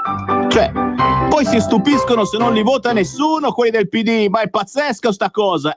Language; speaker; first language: Italian; native; Italian